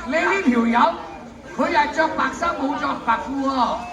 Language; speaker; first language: Chinese; native; Chinese